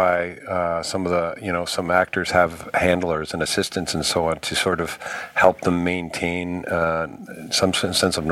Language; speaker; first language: English; native; English